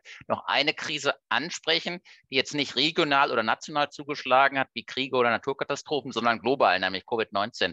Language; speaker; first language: German; native; German